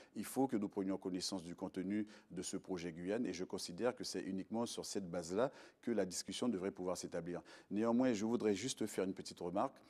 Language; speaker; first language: French; native; French